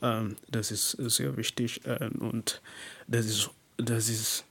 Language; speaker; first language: German; non-native, learner; English